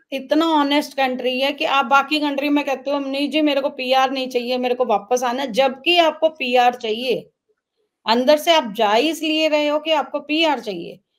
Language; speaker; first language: Hindi; non-native, local second language; Punjabi